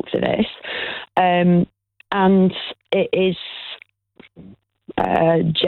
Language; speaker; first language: English; native; English